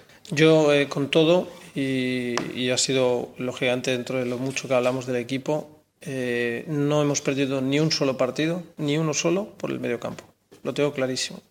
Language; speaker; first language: Spanish; native; Spanish